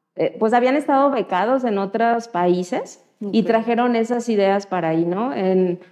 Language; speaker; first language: Spanish; native; Spanish